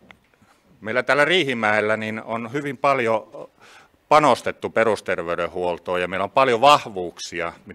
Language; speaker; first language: Finnish; native; Finnish